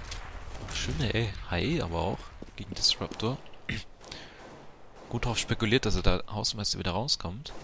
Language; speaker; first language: German; native; German